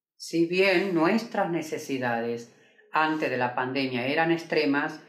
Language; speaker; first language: Spanish; native; Spanish